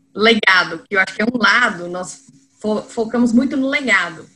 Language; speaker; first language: Portuguese; non-native, fluent; English